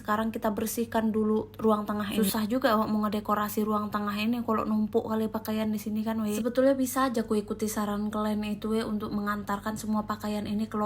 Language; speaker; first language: Indonesian; native; Indonesian